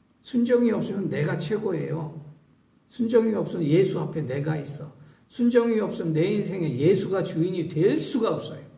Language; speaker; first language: Korean; native; Korean